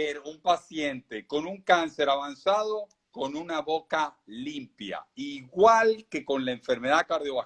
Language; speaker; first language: Spanish; native; Spanish